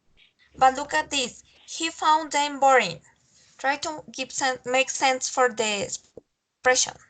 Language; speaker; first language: English; non-native, fluent; Spanish